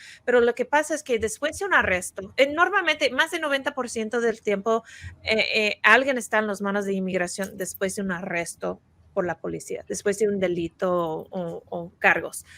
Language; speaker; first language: Spanish; non-native, fluent; English